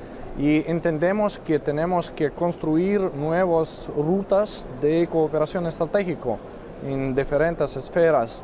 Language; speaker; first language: Spanish; non-native, fluent; Russian